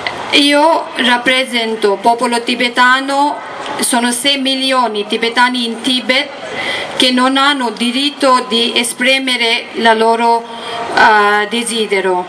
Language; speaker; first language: Italian; non-native, learner; Tibetan